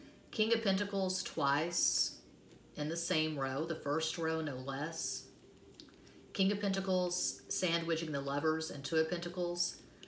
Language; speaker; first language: English; native; English